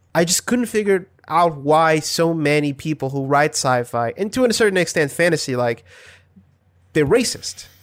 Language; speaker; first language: English; non-native, fluent; Portuguese